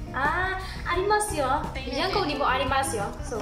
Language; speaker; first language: Japanese; non-native, learner; Burmese